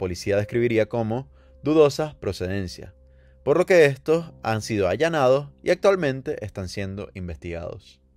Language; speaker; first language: Spanish; native; Spanish